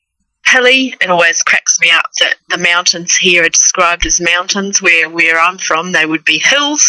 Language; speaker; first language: English; native; English